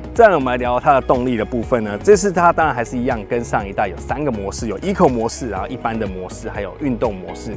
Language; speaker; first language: Chinese; native; Chinese